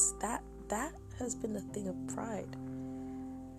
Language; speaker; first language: English; non-native, local second language; Yoruba